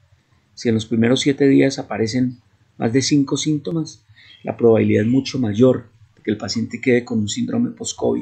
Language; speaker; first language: Spanish; native; Spanish